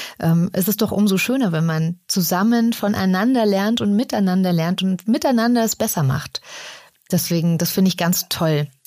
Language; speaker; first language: German; native; German